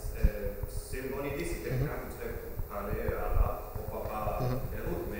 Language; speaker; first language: French; non-native, fluent; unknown